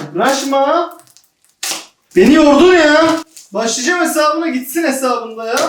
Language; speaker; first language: Turkish; native; Turkish